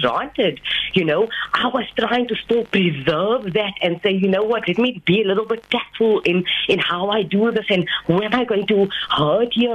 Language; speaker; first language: English; native; English